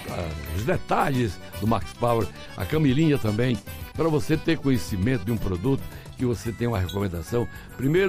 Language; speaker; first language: Portuguese; native; Portuguese